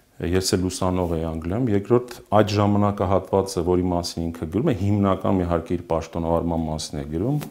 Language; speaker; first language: Armenian; native; Armenian